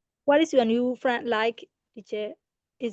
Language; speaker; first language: English; non-native, learner; Burmese